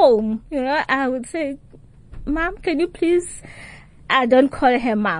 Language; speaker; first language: English; non-native, local second language; Xhosa